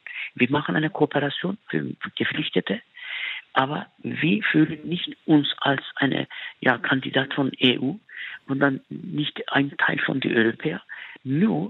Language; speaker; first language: German; non-native, fluent; Turkish